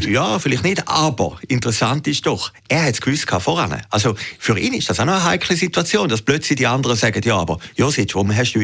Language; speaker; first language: German; native; German